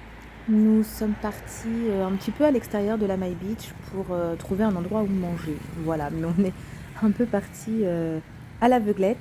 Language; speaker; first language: French; native; French